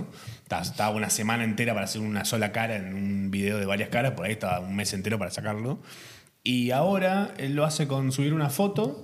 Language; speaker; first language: Spanish; native; Spanish